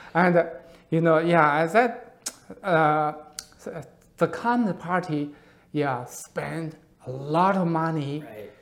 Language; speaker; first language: English; non-native, learner; Chinese